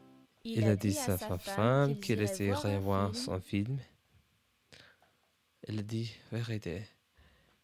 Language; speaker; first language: French; non-native, learner; English